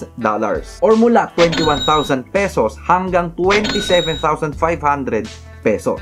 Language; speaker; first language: Filipino; native; Filipino